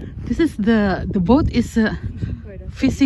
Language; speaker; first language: English; non-native, learner; Indonesian